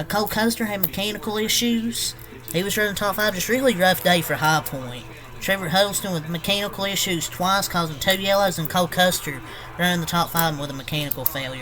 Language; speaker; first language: English; native; English